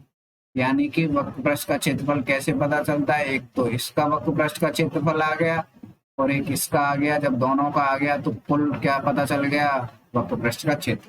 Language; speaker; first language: Hindi; native; Hindi